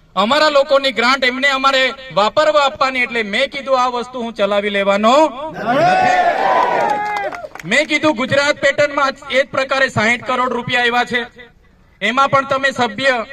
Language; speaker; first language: Gujarati; non-native, local second language; Vasavi